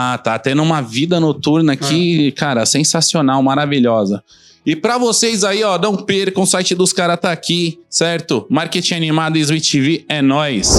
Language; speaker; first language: Portuguese; native; Portuguese